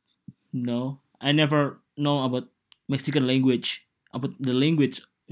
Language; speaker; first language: English; non-native, learner; Indonesian